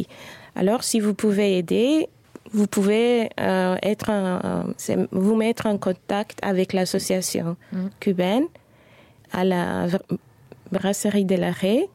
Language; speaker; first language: French; non-native, fluent; Spanish